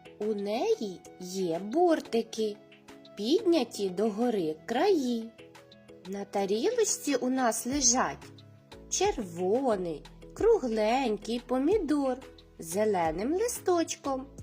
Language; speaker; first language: Ukrainian; native; Ukrainian